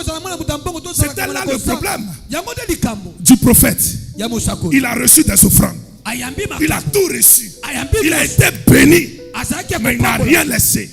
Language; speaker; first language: French; native; French